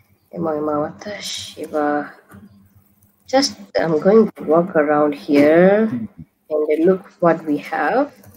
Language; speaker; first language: English; non-native, local second language; Tamil